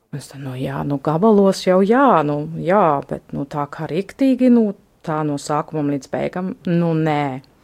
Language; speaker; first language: Latvian; non-native, fluent; German